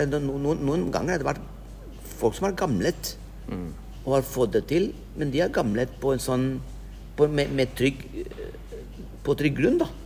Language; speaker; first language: Norwegian; non-native, fluent; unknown